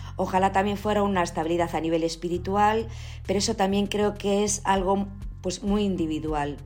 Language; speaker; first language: Spanish; native; Spanish